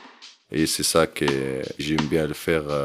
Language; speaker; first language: French; non-native, learner; Arabic